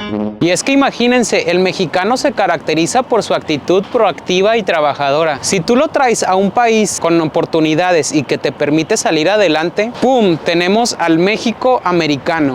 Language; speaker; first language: Spanish; native; Spanish